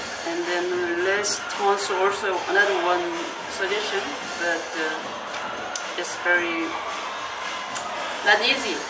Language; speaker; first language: English; non-native, learner; Korean